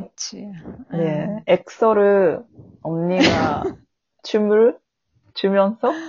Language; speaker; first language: Korean; non-native, learner; Japanese